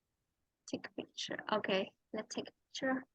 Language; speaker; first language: English; non-native, fluent; Vietnamese